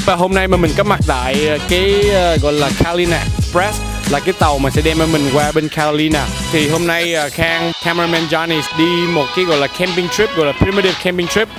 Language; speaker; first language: Vietnamese; native; Vietnamese